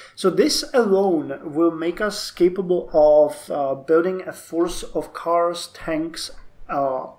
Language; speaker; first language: English; non-native, fluent; Czech